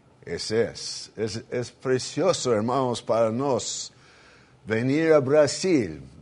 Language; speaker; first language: Spanish; non-native, fluent; English